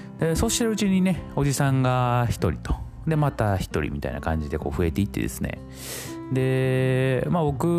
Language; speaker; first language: Japanese; native; Japanese